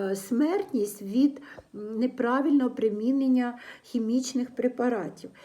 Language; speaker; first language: Ukrainian; non-native, local second language; Russian